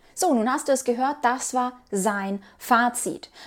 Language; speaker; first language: German; non-native, fluent; Ukrainian